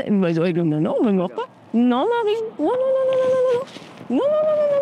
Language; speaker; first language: French; native; French